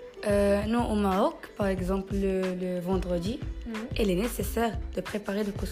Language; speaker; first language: French; non-native, learner; Tachelhit